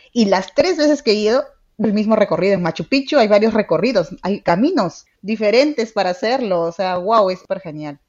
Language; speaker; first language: Spanish; native; Spanish